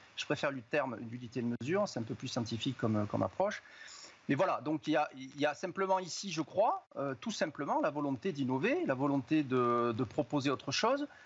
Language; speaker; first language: French; native; French